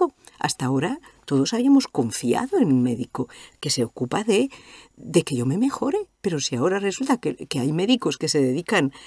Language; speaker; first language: Spanish; native; Spanish